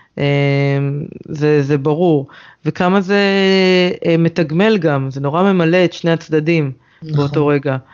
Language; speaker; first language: Hebrew; native; Hebrew